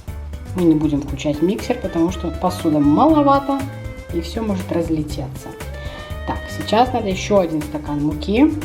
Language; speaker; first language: Russian; native; Russian